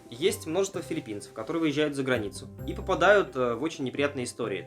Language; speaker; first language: Russian; native; Russian